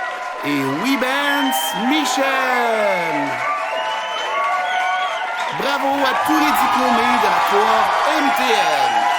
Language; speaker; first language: French; native; French